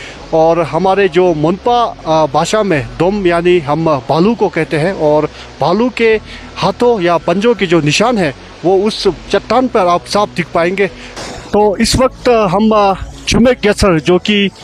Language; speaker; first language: Hindi; native; Hindi